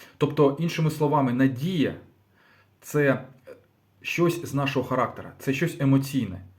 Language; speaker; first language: Ukrainian; native; Ukrainian